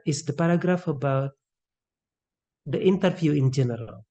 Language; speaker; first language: English; non-native, local second language; Indonesian